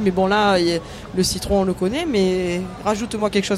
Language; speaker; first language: French; native; French